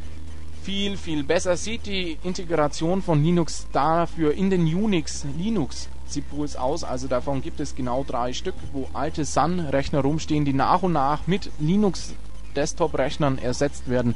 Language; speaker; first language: German; native; German